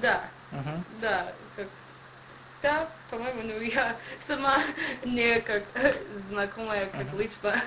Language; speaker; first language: Russian; non-native, learner; English